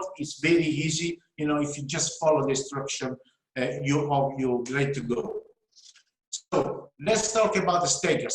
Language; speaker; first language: English; non-native, fluent; Italian